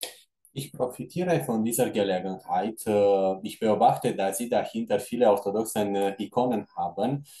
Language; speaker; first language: German; non-native, fluent; Romanian